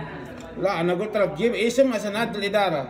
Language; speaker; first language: Arabic; non-native, learner; Filipino